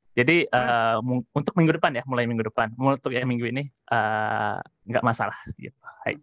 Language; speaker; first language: Indonesian; native; Indonesian